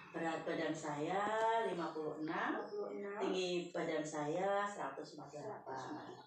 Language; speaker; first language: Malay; non-native, local second language; Javanese